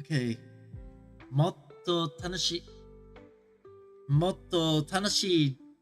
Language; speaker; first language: Japanese; non-native, learner; English